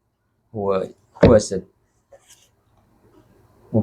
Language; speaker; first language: Arabic; non-native, learner; Indonesian